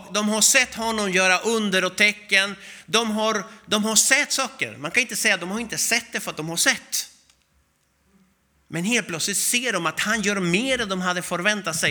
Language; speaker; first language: Swedish; non-native, fluent; Spanish